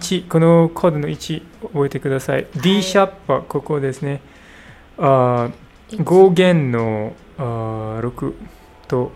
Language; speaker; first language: Japanese; non-native, learner; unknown